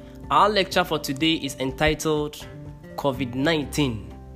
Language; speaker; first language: English; non-native, local second language; Akan